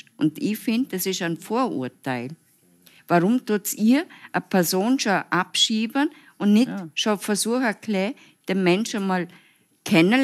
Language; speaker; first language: German; non-native, fluent; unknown